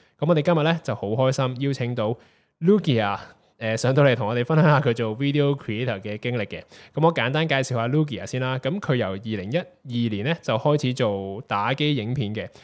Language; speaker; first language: Cantonese; native; Cantonese